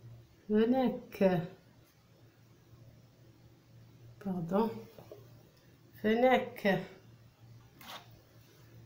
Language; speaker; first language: French; non-native, local second language; Arabic